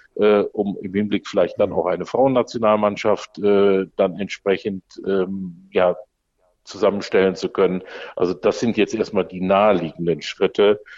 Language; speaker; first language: German; native; German